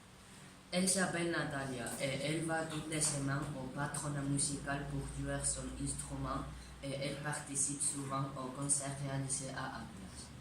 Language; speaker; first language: French; non-native, learner; Spanish